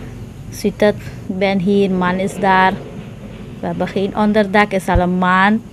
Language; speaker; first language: Dutch; non-native, local second language; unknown